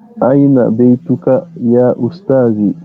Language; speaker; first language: Arabic; non-native, learner; French